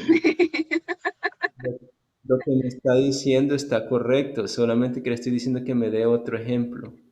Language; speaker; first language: Spanish; native; Spanish